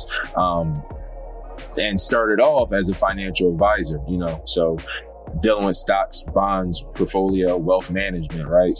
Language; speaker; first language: English; native; English